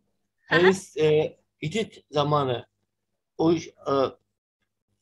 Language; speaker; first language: Turkish; native; Turkish